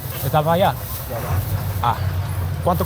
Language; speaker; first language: Spanish; non-native, learner; English